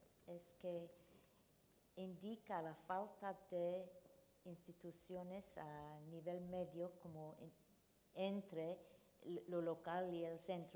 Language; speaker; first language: Spanish; non-native, fluent; English